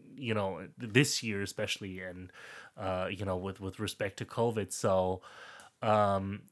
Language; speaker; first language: English; non-native, fluent; German